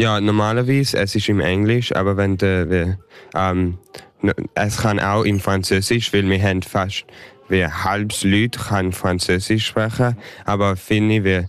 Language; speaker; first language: German; early bilingual, heritage; English